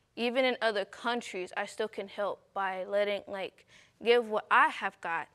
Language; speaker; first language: English; native; English